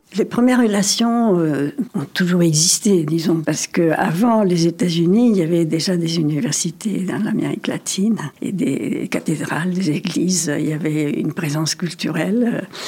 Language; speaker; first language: French; non-native, fluent; Spanish